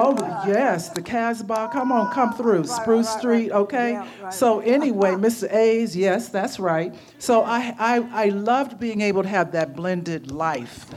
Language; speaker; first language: English; native; English